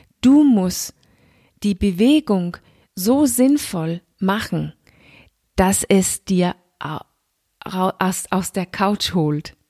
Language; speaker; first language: German; non-native, fluent; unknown